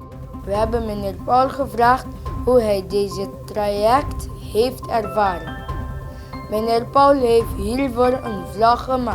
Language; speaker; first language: Dutch; non-native, local second language; Papiamento